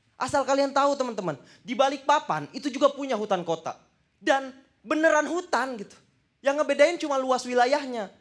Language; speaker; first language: Indonesian; native; Indonesian